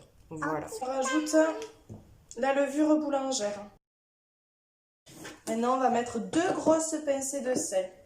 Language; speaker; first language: French; native; French